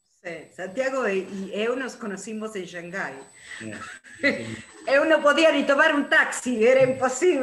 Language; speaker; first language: Portuguese; non-native, learner; Spanish